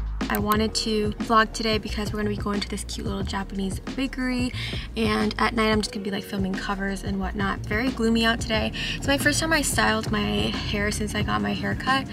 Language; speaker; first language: English; early bilingual, other home language; Japanese